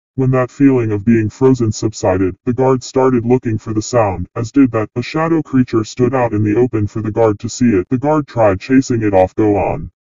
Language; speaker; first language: English; native; English